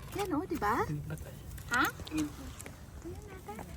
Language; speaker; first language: Filipino; native; Filipino